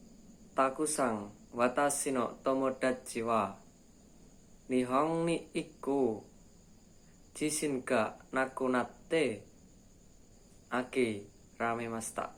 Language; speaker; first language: Japanese; non-native, learner; Indonesian